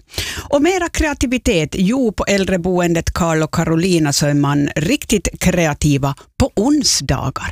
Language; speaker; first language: Swedish; native; Swedish